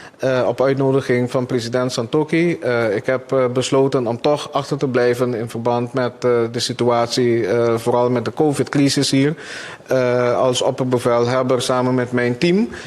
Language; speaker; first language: Dutch; non-native, local second language; Papiamento